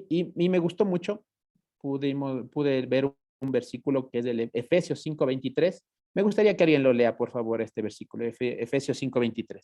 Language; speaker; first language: Spanish; native; Spanish